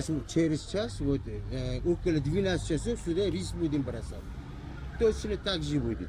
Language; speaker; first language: Russian; non-native, learner; Uzbek